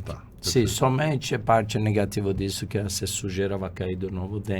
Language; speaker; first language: Portuguese; non-native, fluent; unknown